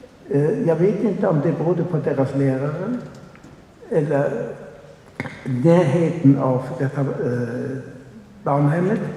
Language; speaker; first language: Swedish; non-native, fluent; German